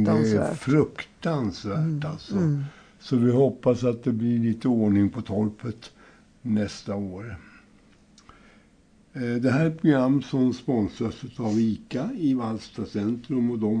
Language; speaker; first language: Swedish; native; Swedish